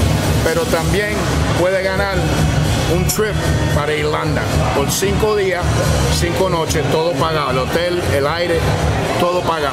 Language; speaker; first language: Spanish; early bilingual, heritage; Spanish